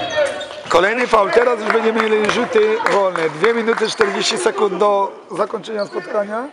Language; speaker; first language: Polish; native; Polish